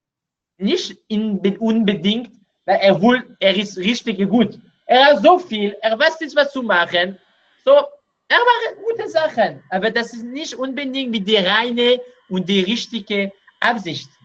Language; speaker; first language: German; non-native, learner; Hebrew